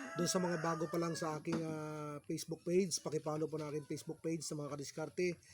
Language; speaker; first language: Filipino; native; Filipino